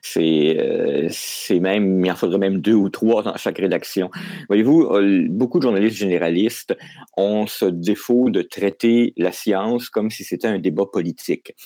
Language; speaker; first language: French; native; French